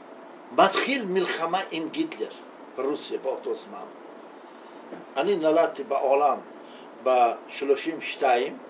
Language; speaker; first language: Hebrew; non-native, learner; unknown